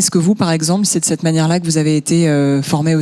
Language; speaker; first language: French; native; French